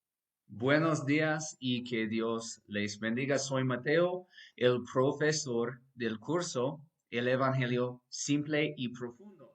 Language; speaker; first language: Spanish; non-native, fluent; English